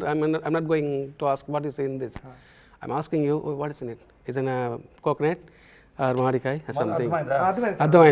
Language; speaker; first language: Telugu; non-native, local second language; Tamil